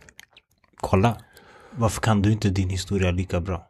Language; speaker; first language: Swedish; early bilingual, other home language; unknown